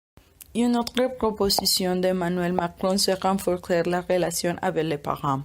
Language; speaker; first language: French; non-native, learner; Spanish